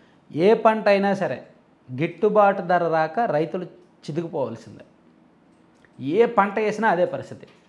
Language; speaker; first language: Telugu; native; Telugu